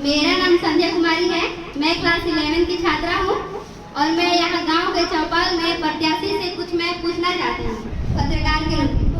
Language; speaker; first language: Hindi; native; Hindi